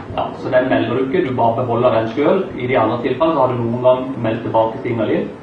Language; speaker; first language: Norwegian; native; Norwegian